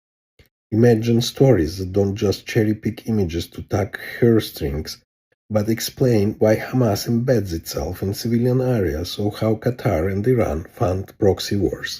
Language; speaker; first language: English; non-native, fluent; Hebrew